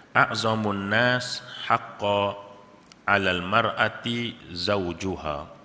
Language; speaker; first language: Malay; native; Malay